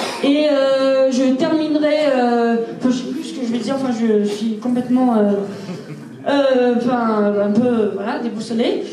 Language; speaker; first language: French; native; French